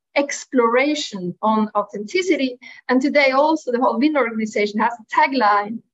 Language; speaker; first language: English; non-native, fluent; Norwegian